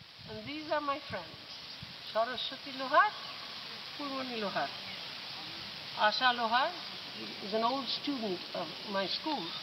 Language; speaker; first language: English; non-native, local second language; Bangla